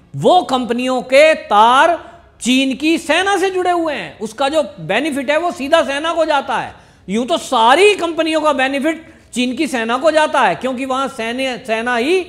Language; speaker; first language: Hindi; native; Hindi